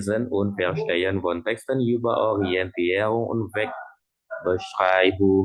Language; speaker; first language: German; non-native, learner; Indonesian